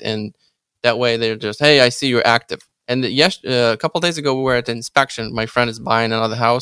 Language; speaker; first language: English; non-native, fluent; Ukrainian